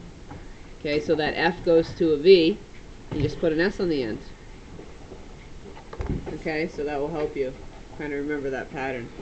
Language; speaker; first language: English; native; English